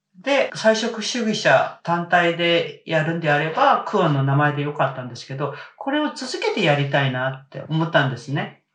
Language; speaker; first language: Japanese; non-native, fluent; Korean